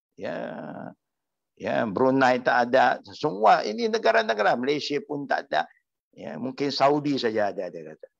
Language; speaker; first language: Malay; non-native, local second language; Chinese